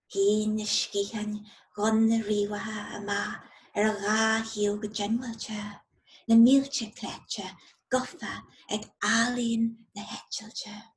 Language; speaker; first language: Irish; non-native, local second language; English